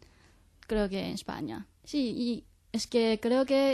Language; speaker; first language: Spanish; non-native, learner; Chinese